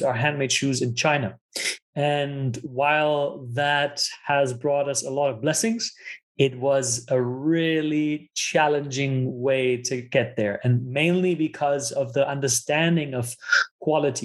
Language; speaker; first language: English; non-native, fluent; German